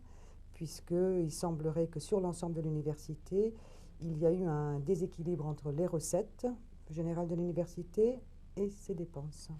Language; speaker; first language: French; native; French